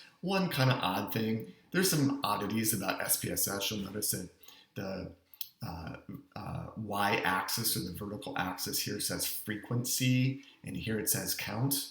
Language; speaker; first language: English; native; English